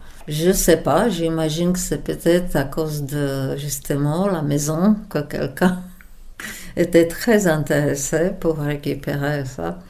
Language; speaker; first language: French; non-native, fluent; Czech